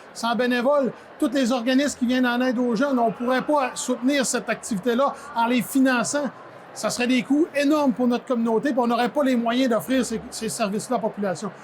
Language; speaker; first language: French; native; French